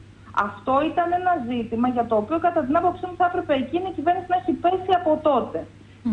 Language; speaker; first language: Greek; native; Greek